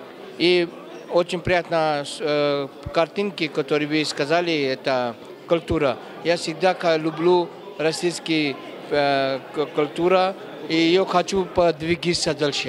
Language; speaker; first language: Russian; non-native, learner; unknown